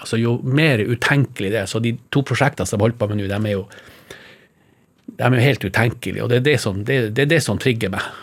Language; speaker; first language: Norwegian; native; Norwegian